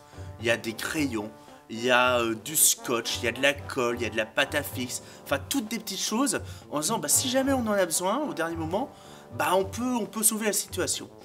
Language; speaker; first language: French; native; French